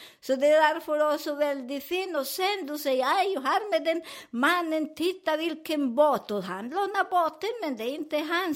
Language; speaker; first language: Swedish; non-native, fluent; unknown